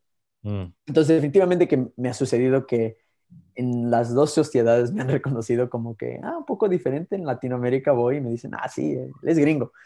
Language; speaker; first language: Spanish; early bilingual, heritage; Spanish